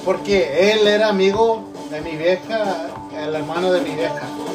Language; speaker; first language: Spanish; early bilingual, heritage; Spanish